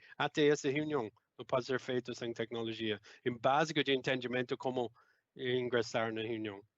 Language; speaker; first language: Portuguese; non-native, fluent; English